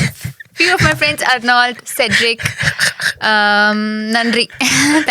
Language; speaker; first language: English; non-native, local second language; Tamil